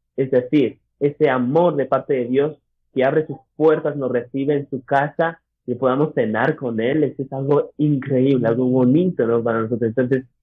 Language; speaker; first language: Spanish; early bilingual, other home language; English